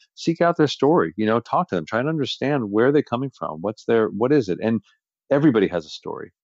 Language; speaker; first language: English; native; English